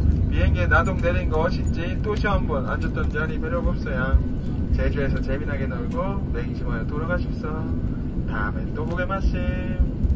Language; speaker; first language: Korean; native; Korean